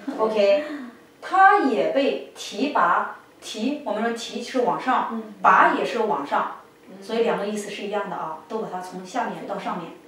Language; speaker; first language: Chinese; native; Chinese